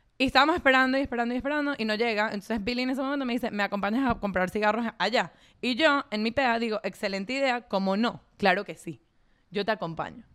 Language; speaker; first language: Spanish; native; Spanish